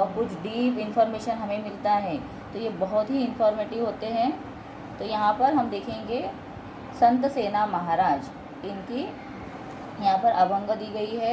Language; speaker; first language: Hindi; non-native, local second language; Marathi